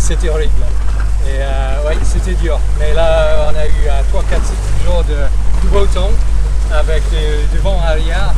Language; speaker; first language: French; non-native, fluent; English